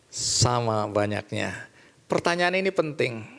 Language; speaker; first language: Indonesian; native; Indonesian